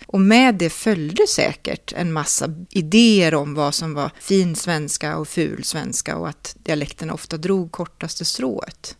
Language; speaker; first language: Swedish; native; Swedish